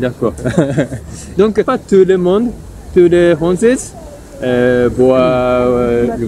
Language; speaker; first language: French; non-native, learner; Japanese